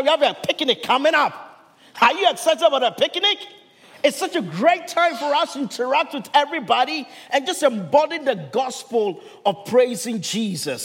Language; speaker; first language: English; non-native, local second language; Akan